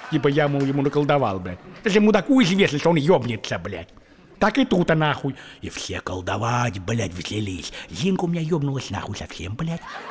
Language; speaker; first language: Russian; native; Russian